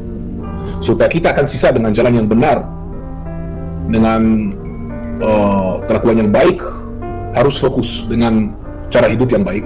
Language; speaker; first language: Indonesian; non-native, fluent; Hebrew